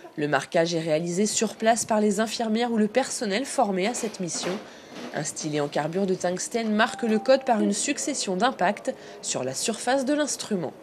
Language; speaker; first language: French; native; French